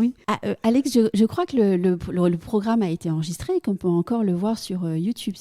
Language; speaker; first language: French; native; French